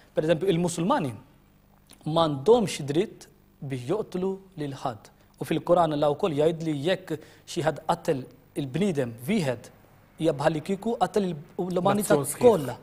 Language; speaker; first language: Maltese; non-native, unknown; Urdu